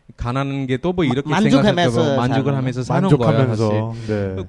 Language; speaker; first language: Korean; non-native, fluent; Bangla